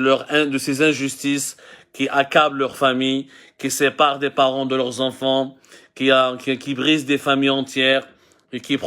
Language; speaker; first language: French; non-native, local second language; Arabic